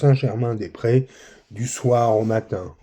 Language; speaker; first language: French; native; French